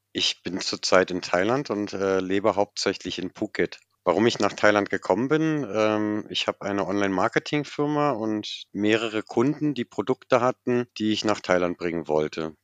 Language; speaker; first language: German; native; German